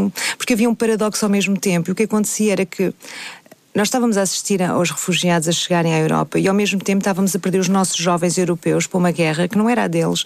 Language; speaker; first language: Portuguese; native; Portuguese